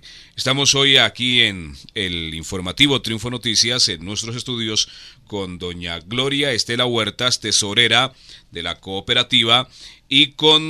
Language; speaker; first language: Spanish; native; Spanish